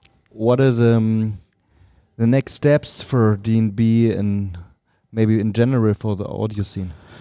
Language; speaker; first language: English; non-native, fluent; German